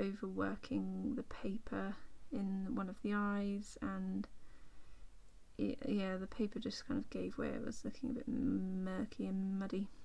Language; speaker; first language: English; native; English